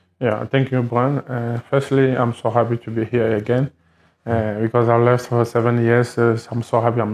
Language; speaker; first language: English; non-native, learner; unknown